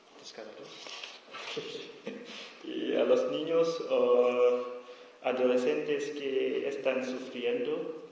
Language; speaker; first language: Spanish; non-native, learner; S'gaw Karen